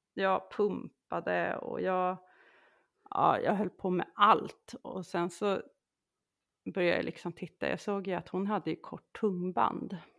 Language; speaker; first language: Swedish; native; Swedish